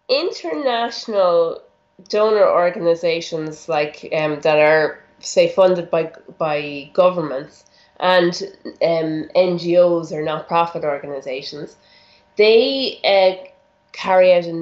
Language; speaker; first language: English; native; English